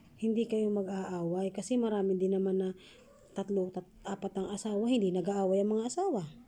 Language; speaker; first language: Filipino; native; Filipino